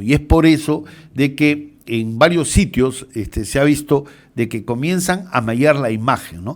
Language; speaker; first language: Spanish; native; Spanish